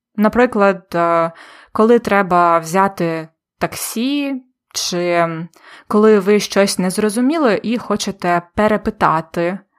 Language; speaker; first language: Ukrainian; native; Ukrainian